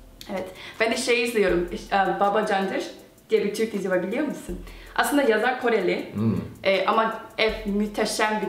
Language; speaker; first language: Turkish; non-native, fluent; Korean